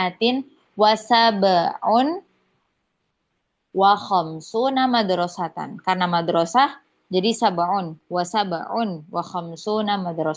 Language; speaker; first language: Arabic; non-native, fluent; Indonesian